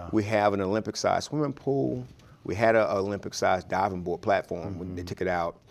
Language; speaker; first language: English; native; English